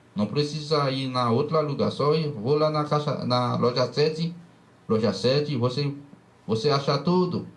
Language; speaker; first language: Portuguese; non-native, learner; Haitian Creole